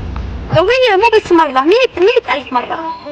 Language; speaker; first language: Arabic; native; Arabic